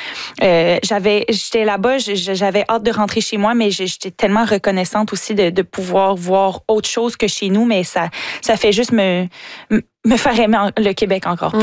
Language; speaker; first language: French; native; French